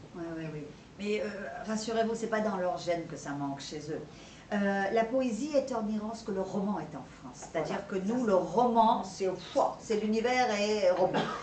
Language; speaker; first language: French; non-native, fluent; Persian